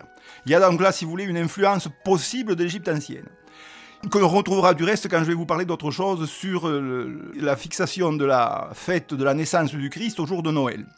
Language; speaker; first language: French; native; French